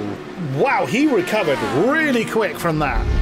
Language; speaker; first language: English; native; English